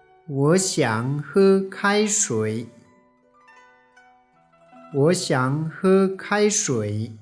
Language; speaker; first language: Chinese; non-native, fluent; Tibetan